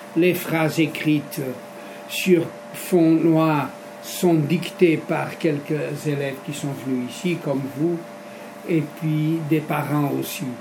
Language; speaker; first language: French; non-native, fluent; Portuguese